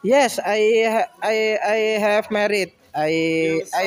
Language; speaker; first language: English; non-native, learner; Indonesian